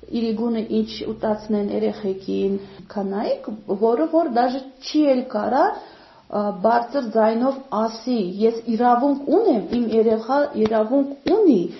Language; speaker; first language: Armenian; non-native, fluent; Uzbek